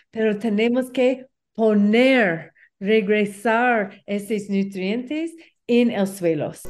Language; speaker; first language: Spanish; non-native, learner; English